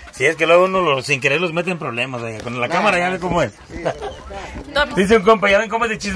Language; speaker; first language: Spanish; native; Spanish